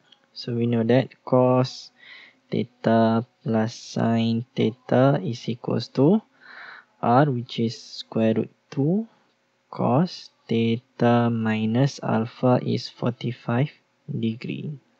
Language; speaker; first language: English; non-native, local second language; Malay